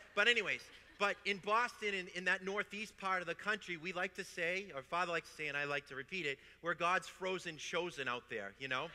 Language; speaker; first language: English; native; English